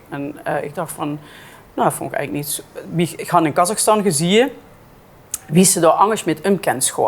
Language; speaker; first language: Dutch; native; Dutch